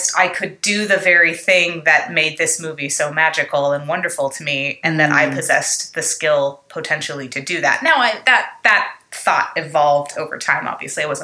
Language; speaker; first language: English; native; English